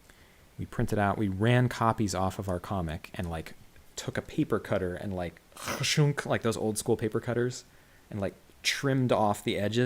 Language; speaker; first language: English; native; English